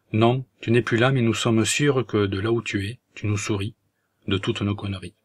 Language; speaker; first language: French; native; French